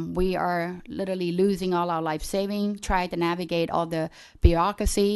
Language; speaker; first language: English; early bilingual, other home language; Khmer